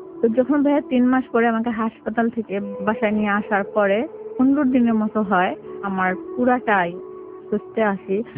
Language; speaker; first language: Bangla; early bilingual, heritage; Bangla